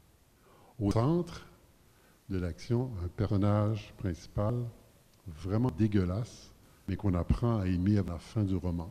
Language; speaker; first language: French; native; French